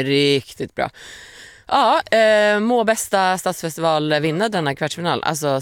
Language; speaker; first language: Swedish; native; Swedish